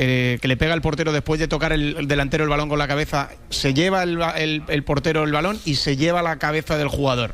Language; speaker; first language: Spanish; native; Spanish